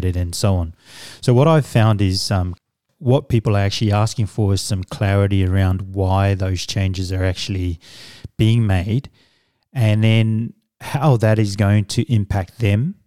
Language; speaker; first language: English; early bilingual, other home language; Samoan